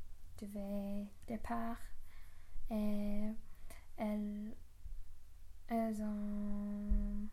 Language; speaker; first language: French; non-native, learner; English